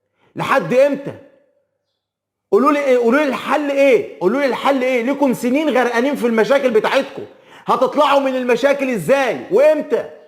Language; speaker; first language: Arabic; native; Arabic